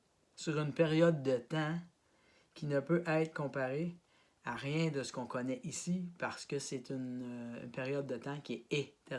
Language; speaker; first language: French; native; French